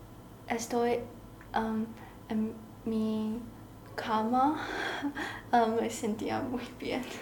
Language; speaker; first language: Spanish; non-native, learner; Chinese